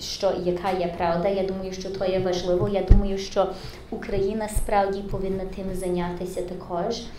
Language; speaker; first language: Ukrainian; early bilingual, heritage; English